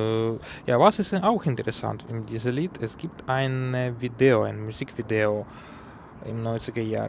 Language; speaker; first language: German; non-native, learner; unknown